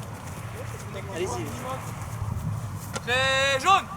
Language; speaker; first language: French; native; French